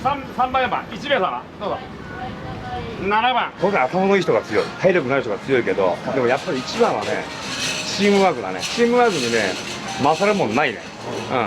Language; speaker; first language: Japanese; native; Japanese